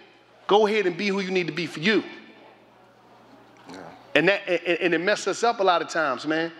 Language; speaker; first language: English; native; English